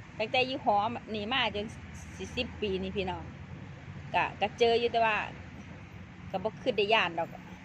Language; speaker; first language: Thai; native; Thai